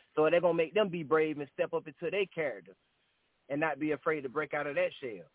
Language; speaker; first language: English; native; English